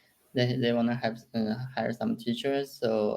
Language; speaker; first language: English; non-native, learner; Chinese